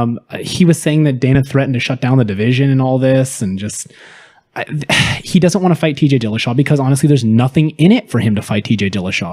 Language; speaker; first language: English; native; English